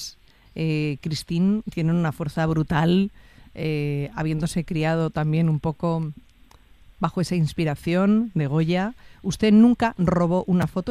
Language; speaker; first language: Spanish; native; Spanish